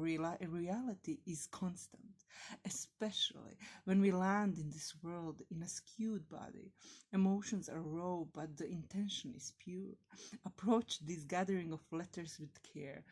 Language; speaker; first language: English; non-native, fluent; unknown